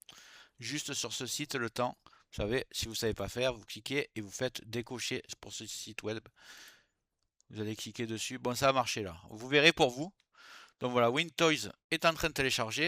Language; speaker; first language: French; native; French